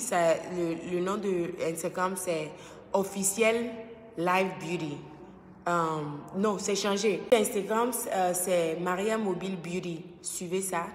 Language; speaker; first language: French; non-native, fluent; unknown